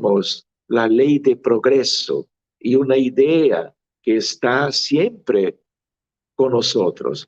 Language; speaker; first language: Spanish; non-native, fluent; Portuguese